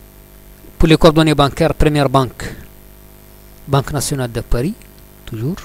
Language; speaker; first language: French; non-native, local second language; Arabic